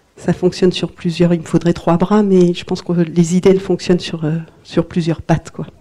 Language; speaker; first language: French; native; French